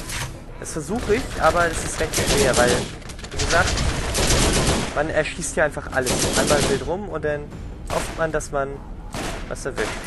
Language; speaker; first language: German; native; German